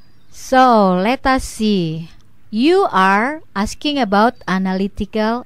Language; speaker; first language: English; non-native, fluent; Indonesian